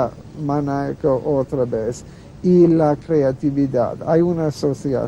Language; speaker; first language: Spanish; non-native, fluent; English